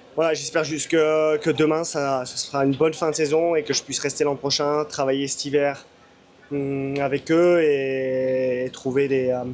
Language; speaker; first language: French; native; French